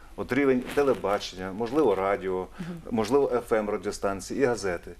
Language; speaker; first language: Ukrainian; native; Ukrainian